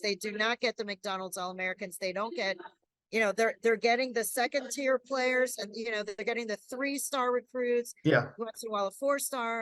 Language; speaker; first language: English; native; English